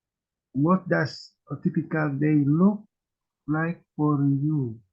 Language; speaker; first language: English; non-native, learner; Indonesian